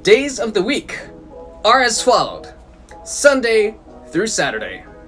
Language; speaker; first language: English; native; English